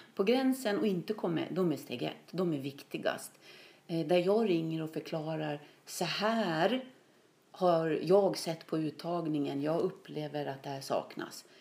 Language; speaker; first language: Swedish; native; Swedish